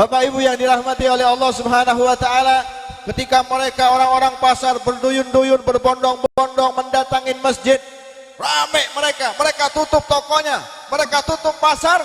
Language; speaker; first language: Indonesian; native; Indonesian